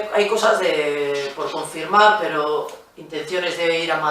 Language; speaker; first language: Spanish; native; Spanish